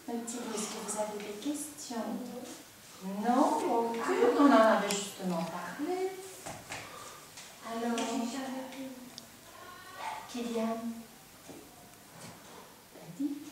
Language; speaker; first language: French; native; French